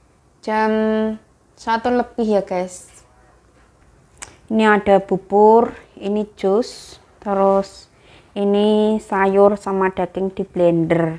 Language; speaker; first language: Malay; non-native, local second language; Javanese